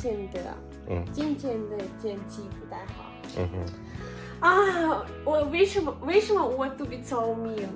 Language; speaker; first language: Chinese; non-native, learner; Russian